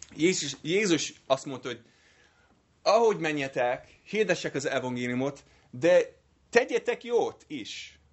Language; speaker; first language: Hungarian; non-native, fluent; English